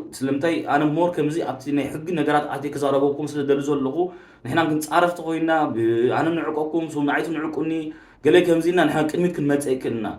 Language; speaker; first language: Tigrinya; early bilingual, heritage; Tigrinya